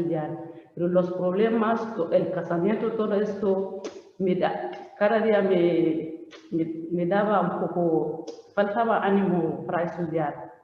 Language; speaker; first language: Spanish; non-native, learner; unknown